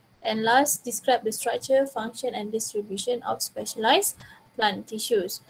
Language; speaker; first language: English; non-native, local second language; Malay